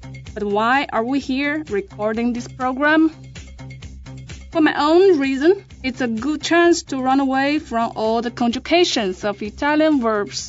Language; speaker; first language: English; non-native, fluent; Chinese